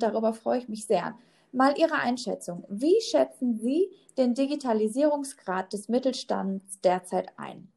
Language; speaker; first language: German; native; German